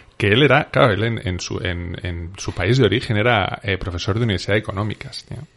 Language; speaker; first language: Spanish; native; Spanish